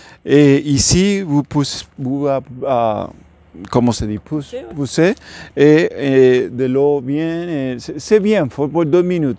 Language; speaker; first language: French; non-native, learner; English